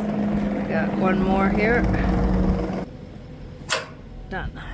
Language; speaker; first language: English; native; English